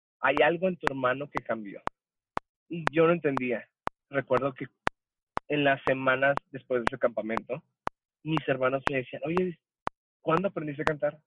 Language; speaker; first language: Spanish; early bilingual, heritage; Spanish